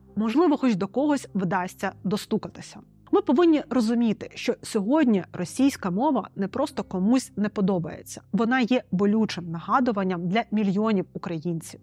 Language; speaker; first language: Ukrainian; non-native, local second language; Russian